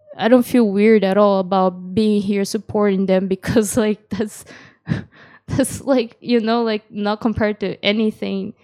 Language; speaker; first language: English; early bilingual, other home language; Japanese